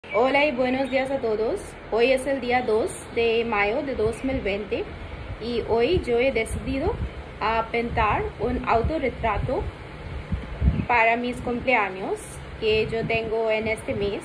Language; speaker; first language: Spanish; non-native, learner; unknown